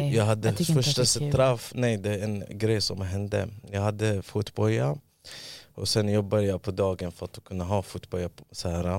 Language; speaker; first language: Swedish; early bilingual, other home language; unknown